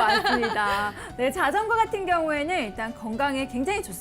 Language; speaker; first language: Korean; native; Korean